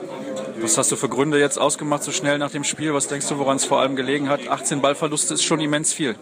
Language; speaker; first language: German; native; German